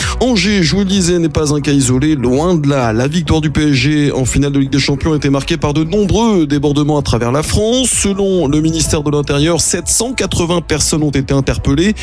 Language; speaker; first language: French; native; French